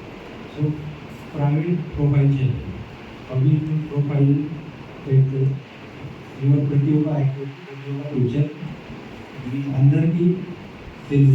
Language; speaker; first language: Telugu; non-native, learner; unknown